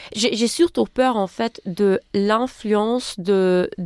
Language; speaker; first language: French; non-native, fluent; German